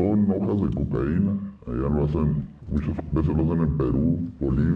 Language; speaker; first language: Spanish; native; Spanish